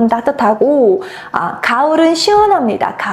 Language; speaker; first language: Korean; non-native, fluent; Mongolian